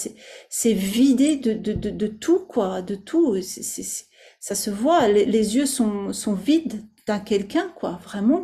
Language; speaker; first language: French; native; French